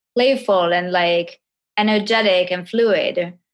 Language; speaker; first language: English; non-native, fluent; Italian